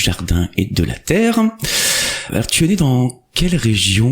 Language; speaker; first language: French; native; French